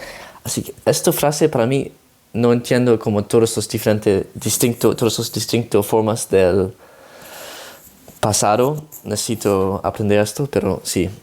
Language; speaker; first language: Spanish; non-native, learner; Dutch